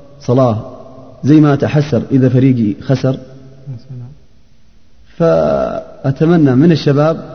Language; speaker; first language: Arabic; native; Arabic